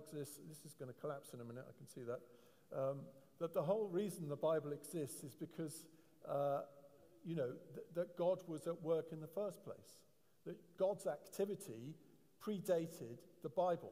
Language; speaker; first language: English; native; English